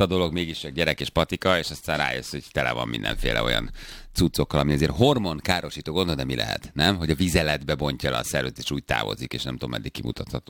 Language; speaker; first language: Hungarian; native; Hungarian